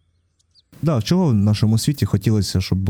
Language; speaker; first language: Ukrainian; native; Ukrainian